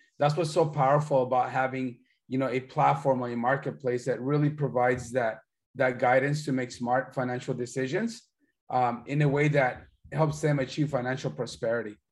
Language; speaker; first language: English; early bilingual, other home language; Spanish